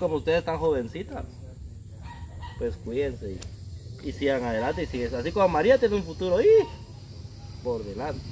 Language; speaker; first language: Spanish; native; Spanish